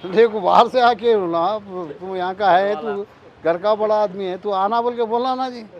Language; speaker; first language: Hindi; non-native, local second language; Telugu